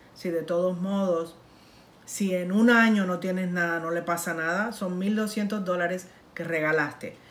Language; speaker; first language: Spanish; native; Spanish